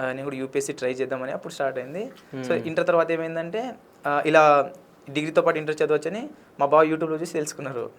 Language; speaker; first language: Telugu; non-native, local second language; Lambadi